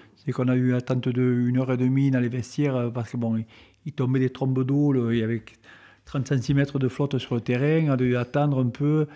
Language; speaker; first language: French; native; French